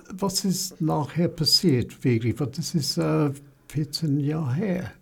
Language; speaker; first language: German; non-native, fluent; English